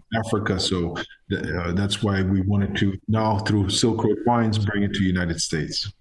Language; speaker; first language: English; non-native, fluent; Georgian